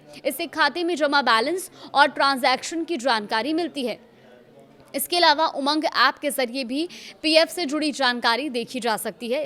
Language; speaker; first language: Hindi; native; Hindi